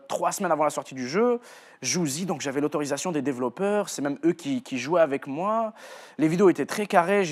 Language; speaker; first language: French; non-native, local second language; Arabic